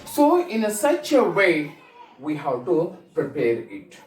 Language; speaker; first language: English; non-native, local second language; Kannada